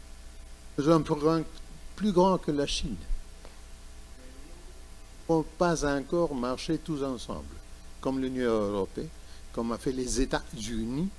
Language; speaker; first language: French; non-native, learner; Spanish